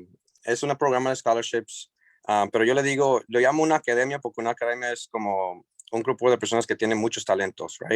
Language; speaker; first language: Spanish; early bilingual, heritage; English